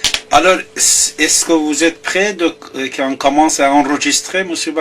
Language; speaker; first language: French; non-native, fluent; Persian